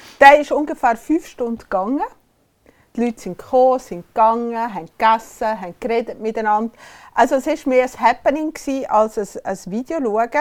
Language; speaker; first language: German; native; German